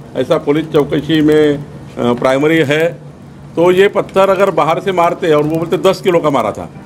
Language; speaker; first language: Hindi; non-native, local second language; Marathi